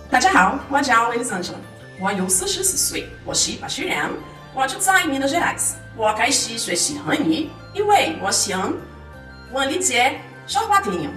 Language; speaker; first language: Chinese; non-native, learner; Portuguese